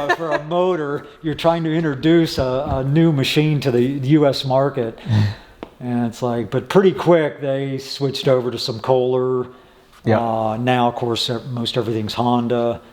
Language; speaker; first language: English; native; English